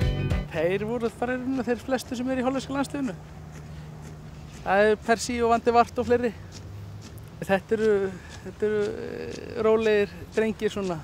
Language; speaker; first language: Icelandic; native; Icelandic